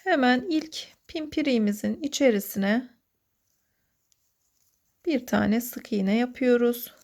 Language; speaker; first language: Turkish; native; Turkish